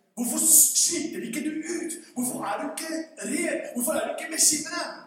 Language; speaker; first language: Norwegian; non-native, fluent; Spanish